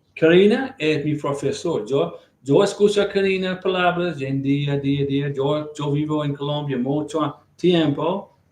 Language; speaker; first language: Spanish; non-native, learner; English